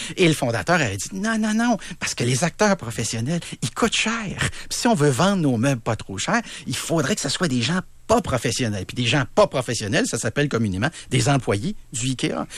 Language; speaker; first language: French; native; French